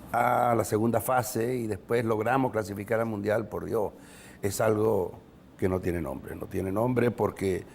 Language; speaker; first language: Spanish; native; Spanish